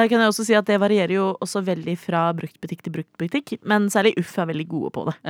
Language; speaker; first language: Norwegian; native; Norwegian